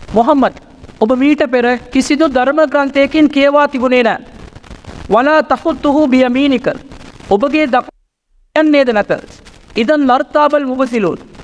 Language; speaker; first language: Sinhala; non-native, local second language; Tamil